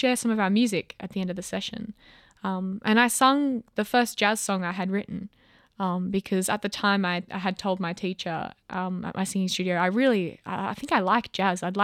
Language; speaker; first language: English; native; English